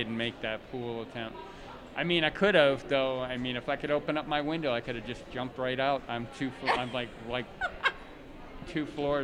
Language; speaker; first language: English; native; English